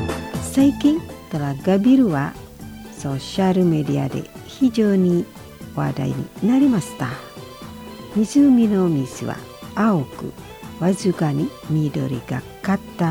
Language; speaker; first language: Japanese; non-native, fluent; Indonesian